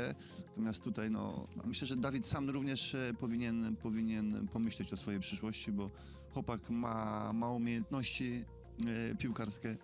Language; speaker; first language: Polish; native; Polish